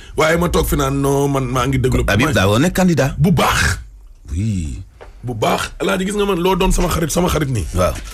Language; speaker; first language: Wolof; native; Wolof